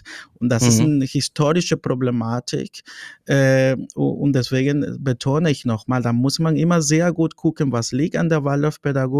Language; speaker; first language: German; non-native, fluent; Spanish